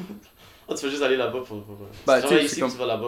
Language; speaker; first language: French; native; French